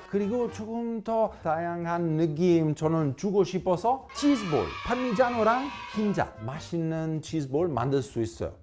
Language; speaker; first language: Korean; non-native, fluent; Italian